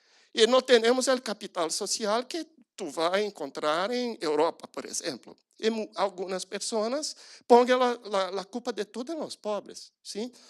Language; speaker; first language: Spanish; non-native, learner; Portuguese